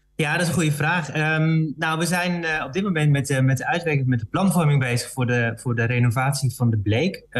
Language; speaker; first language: Dutch; native; Dutch